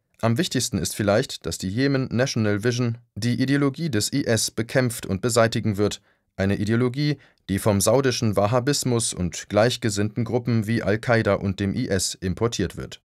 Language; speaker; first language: German; native; German